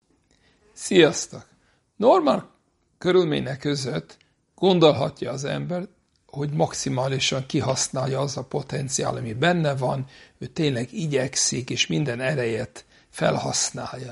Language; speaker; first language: Hungarian; non-native, fluent; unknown